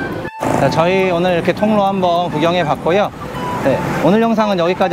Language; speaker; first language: Korean; native; Korean